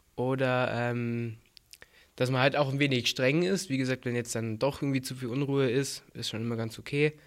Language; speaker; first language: German; native; German